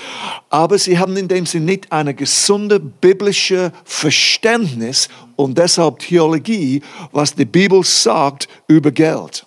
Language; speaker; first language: German; non-native, fluent; English